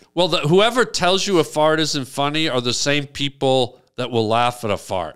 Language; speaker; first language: English; native; English